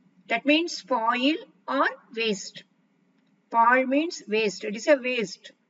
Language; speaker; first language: English; non-native, local second language; Tamil